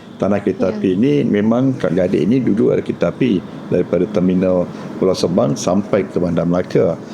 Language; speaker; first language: Malay; non-native, local second language; Tamil